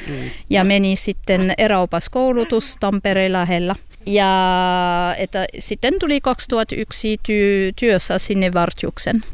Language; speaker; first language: Finnish; non-native, learner; French